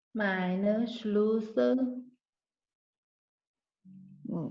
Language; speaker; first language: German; non-native, learner; Thai